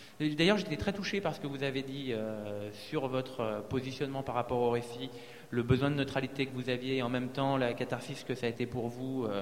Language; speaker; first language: French; native; French